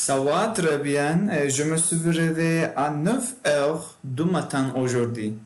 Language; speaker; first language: French; non-native, learner; Turkish